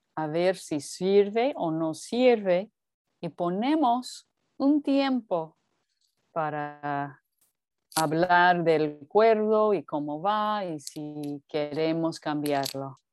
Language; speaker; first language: Spanish; non-native, fluent; English